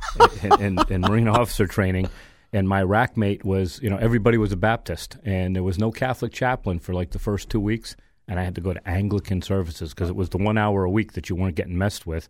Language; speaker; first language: English; native; English